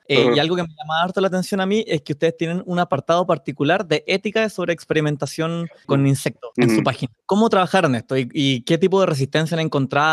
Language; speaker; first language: Spanish; native; Spanish